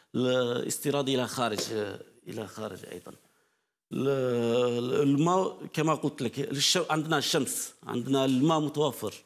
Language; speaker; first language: Arabic; non-native, fluent; Turkish